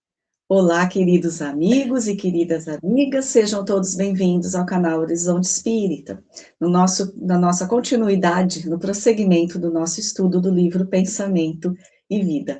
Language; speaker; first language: Portuguese; native; Portuguese